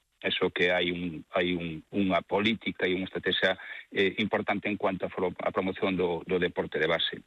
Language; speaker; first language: Galician; non-native, local second language; Spanish